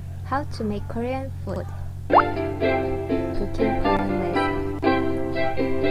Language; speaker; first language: English; non-native, learner; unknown